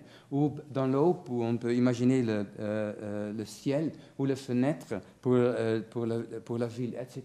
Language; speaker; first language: French; non-native, fluent; Dutch